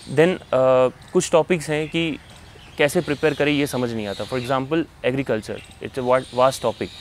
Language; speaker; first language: Hindi; native; Hindi